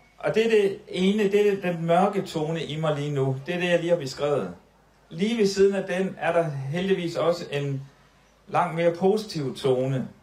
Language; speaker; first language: Danish; native; Danish